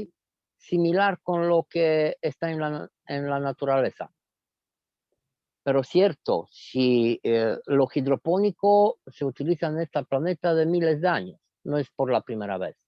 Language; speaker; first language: Spanish; non-native, fluent; Romanian